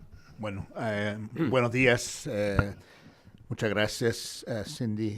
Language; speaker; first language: Spanish; non-native, fluent; English